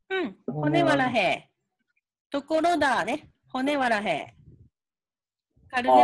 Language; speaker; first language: Japanese; non-native, fluent; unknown